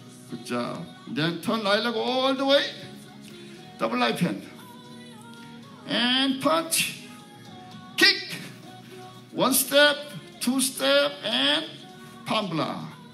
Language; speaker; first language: English; non-native, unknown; Korean